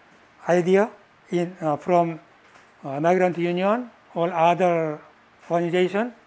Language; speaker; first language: English; non-native, learner; Korean